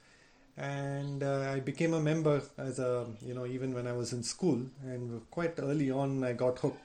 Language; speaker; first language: English; non-native, local second language; Tamil